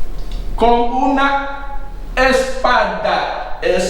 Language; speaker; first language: Spanish; non-native, fluent; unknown